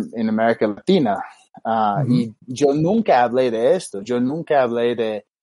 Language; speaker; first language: Spanish; non-native, fluent; English